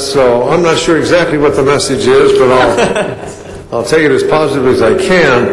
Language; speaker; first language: English; native; English